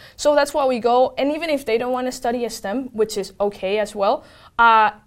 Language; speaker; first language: English; non-native, fluent; Spanish